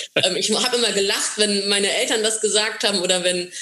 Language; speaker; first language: German; non-native, fluent; Portuguese